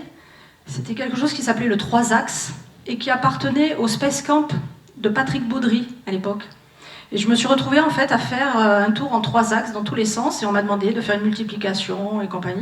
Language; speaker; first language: French; native; French